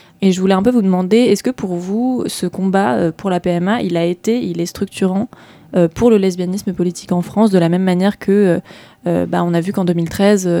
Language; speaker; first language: French; native; French